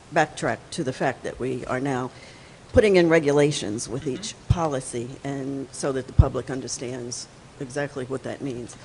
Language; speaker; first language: English; native; English